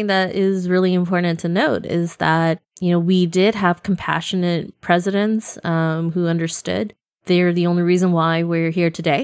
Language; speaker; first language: English; native; English